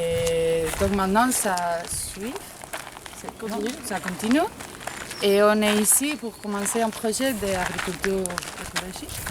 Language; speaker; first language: French; non-native, fluent; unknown